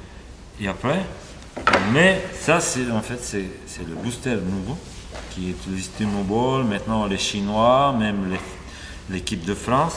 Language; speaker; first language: French; non-native, fluent; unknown